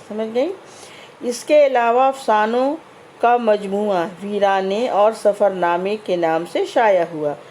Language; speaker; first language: Urdu; native; Urdu